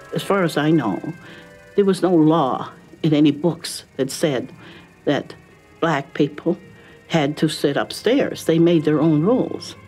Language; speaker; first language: English; native; English